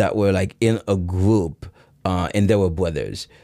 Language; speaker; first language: English; early bilingual, other home language; Haitian Creole